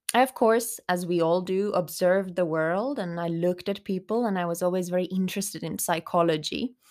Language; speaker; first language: English; non-native, fluent; Finnish